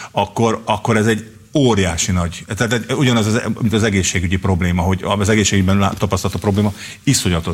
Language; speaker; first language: Hungarian; native; Hungarian